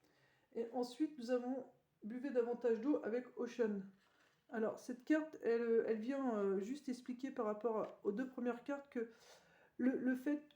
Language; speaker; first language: French; native; French